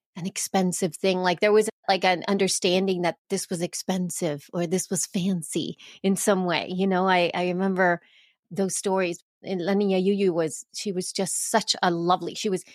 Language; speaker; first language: English; early bilingual, other home language; Spanish